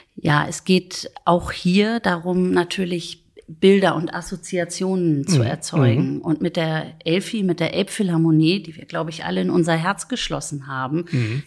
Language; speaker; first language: German; native; German